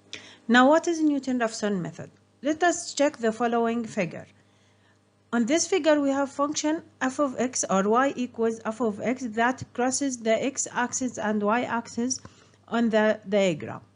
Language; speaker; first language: English; non-native, fluent; Arabic